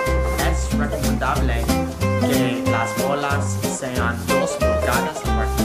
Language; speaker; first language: Spanish; non-native, learner; English